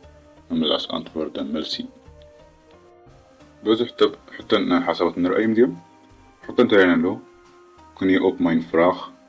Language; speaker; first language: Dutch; non-native, learner; Tigrinya